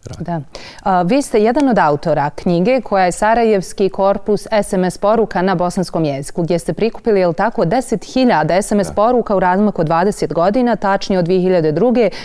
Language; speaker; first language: Serbian; native; Serbian